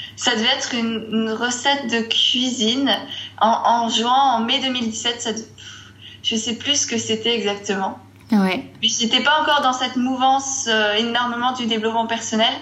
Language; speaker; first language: French; native; French